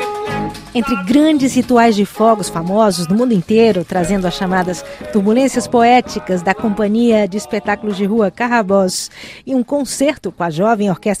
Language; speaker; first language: Portuguese; native; Portuguese